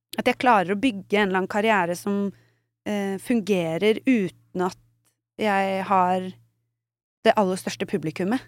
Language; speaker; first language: Norwegian; native; Norwegian